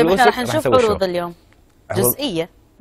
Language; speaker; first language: Arabic; native; Arabic